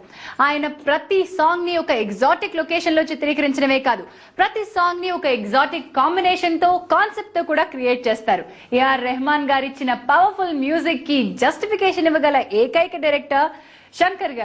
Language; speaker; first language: Telugu; native; Telugu